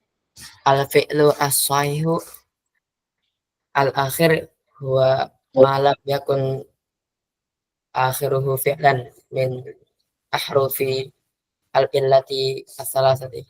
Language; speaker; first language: Arabic; non-native, learner; Indonesian